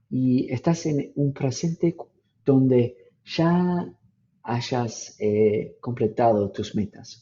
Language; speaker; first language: Spanish; non-native, fluent; English